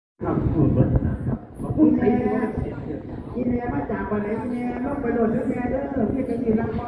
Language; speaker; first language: Thai; non-native, local second language; Lao